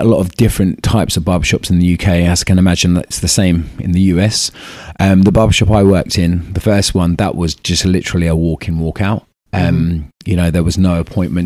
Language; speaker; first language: English; native; English